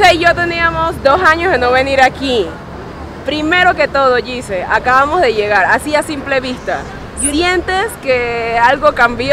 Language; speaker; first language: Spanish; native; Spanish